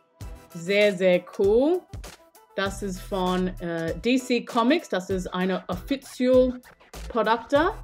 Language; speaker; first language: German; non-native, fluent; English